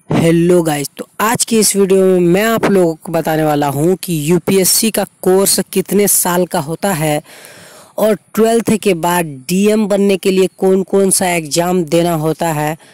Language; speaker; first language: Hindi; native; Hindi